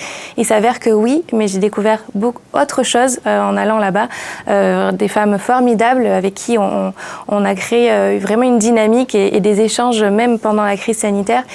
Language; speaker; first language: French; native; French